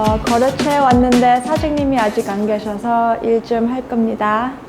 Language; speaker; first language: Korean; early bilingual, heritage; English